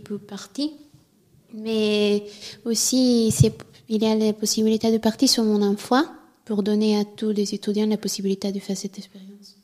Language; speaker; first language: French; non-native, learner; Italian